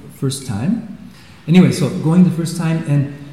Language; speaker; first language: English; non-native, fluent; Swiss German